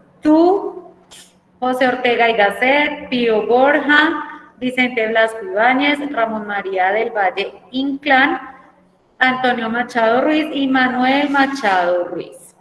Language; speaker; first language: Spanish; native; Spanish